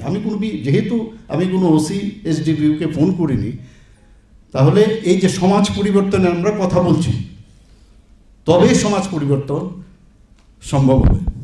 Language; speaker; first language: Bangla; native; Bangla